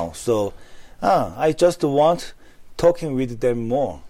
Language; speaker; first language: English; non-native, learner; Korean